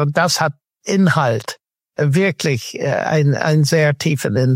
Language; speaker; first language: German; non-native, fluent; English